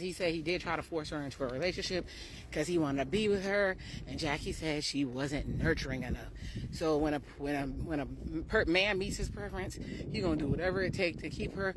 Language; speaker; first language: English; native; English